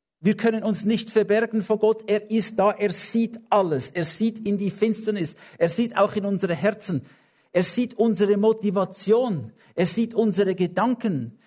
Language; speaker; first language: German; non-native, fluent; English